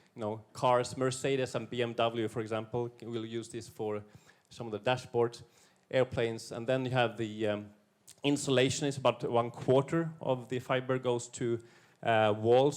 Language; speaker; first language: English; non-native, fluent; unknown